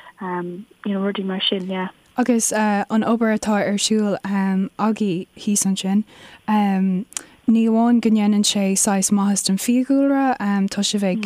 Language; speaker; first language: Irish; non-native, local second language; English